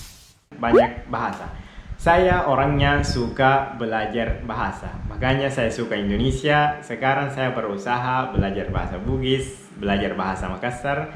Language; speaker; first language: Indonesian; non-native, fluent; Arabic